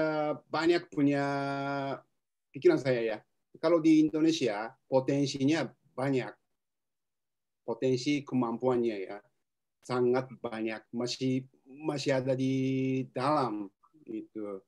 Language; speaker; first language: Indonesian; non-native, fluent; Japanese